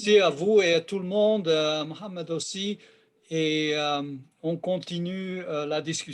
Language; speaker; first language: French; non-native, fluent; Hungarian